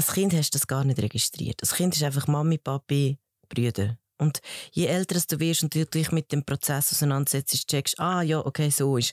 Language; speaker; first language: German; early bilingual, other home language; Spanish